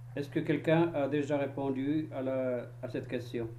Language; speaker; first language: French; non-native, local second language; Arabic